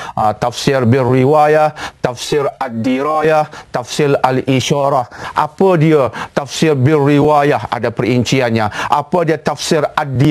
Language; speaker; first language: Malay; native; Malay